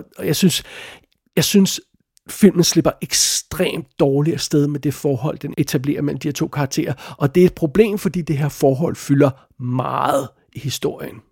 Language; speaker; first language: Danish; native; Danish